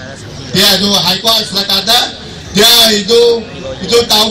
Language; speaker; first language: Indonesian; non-native, local second language; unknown